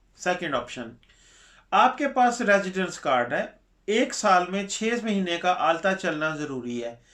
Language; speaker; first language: Urdu; non-native, local second language; Punjabi